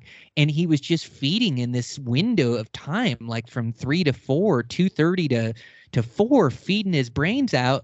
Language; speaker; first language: English; native; English